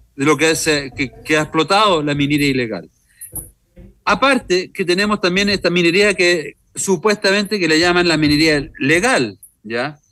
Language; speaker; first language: Spanish; native; Spanish